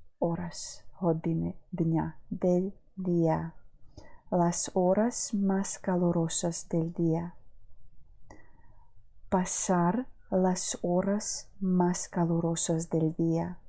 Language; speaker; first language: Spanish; non-native, fluent; Ukrainian